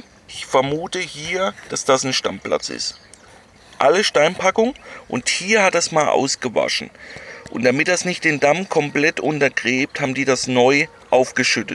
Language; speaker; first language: German; native; German